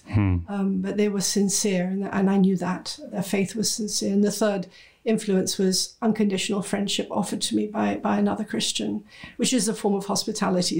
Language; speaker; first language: English; native; English